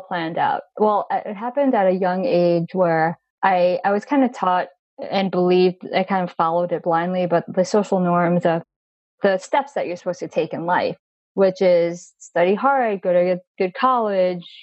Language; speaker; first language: English; native; English